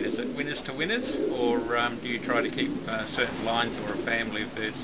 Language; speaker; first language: English; native; English